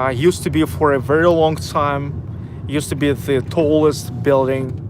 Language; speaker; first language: English; non-native, fluent; Russian